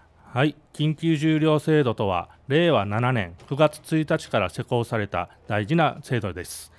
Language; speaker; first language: Japanese; native; Japanese